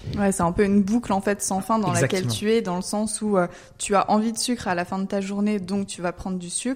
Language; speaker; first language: French; native; French